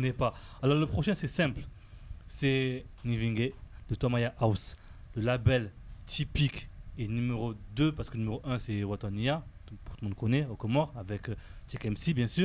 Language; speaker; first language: French; native; French